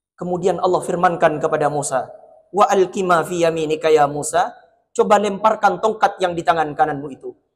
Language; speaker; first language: Malay; non-native, local second language; Madurese